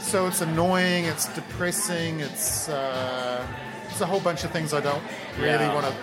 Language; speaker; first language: English; native; English